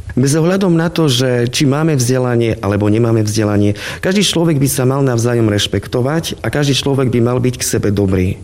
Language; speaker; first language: Slovak; non-native, local second language; Romany